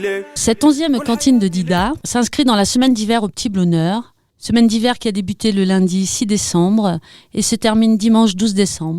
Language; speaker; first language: French; native; French